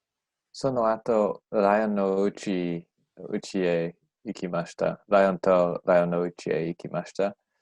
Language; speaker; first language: Japanese; non-native, learner; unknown